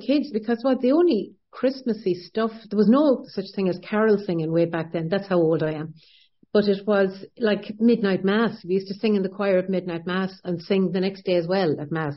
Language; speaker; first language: English; native; English